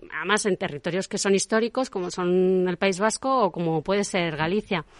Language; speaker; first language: Spanish; native; Spanish